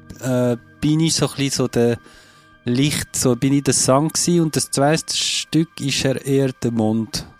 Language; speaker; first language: German; non-native, fluent; French